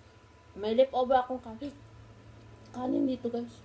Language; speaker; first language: Filipino; native; Filipino